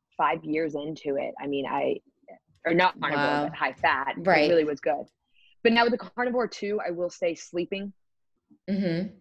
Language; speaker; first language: English; native; English